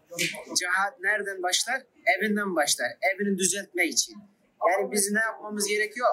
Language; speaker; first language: Turkish; non-native, fluent; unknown